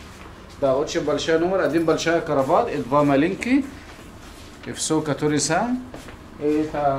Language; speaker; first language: Russian; non-native, learner; Arabic